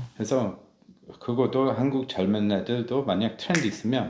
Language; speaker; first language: Korean; non-native, fluent; English